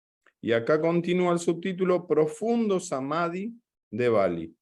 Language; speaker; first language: Spanish; native; Spanish